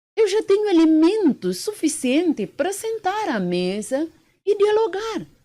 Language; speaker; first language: Portuguese; early bilingual, other home language; Upper Guinea Crioulo